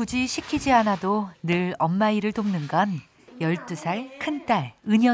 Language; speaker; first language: Korean; native; Korean